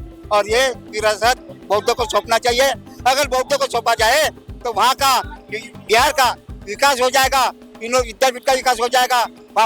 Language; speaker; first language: Hindi; native; Hindi